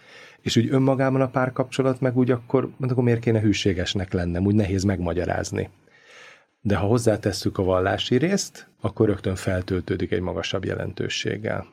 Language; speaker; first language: Hungarian; native; Hungarian